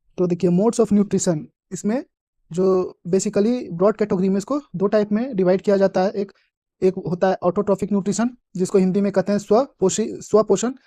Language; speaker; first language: Hindi; native; Hindi